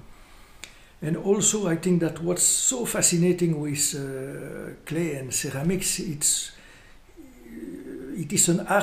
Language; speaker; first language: English; non-native, fluent; French